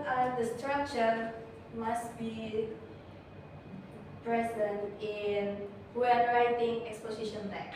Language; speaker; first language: English; non-native, learner; Indonesian